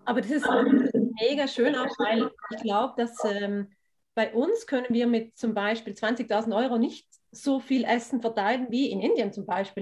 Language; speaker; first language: German; native; German